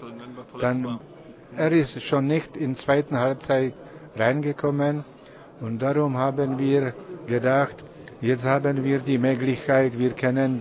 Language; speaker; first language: German; non-native, learner; Czech